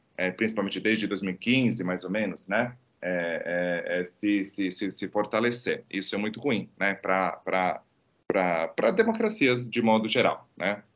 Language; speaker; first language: Portuguese; non-native, fluent; Croatian